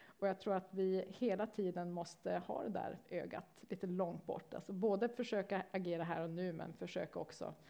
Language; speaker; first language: Swedish; native; Swedish